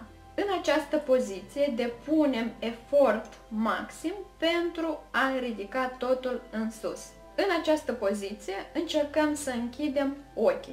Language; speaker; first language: Romanian; native; Romanian